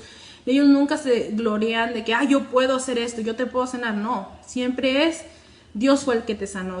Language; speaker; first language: Spanish; native; Spanish